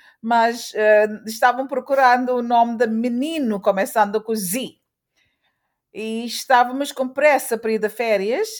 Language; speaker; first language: Portuguese; early bilingual, heritage; Portuguese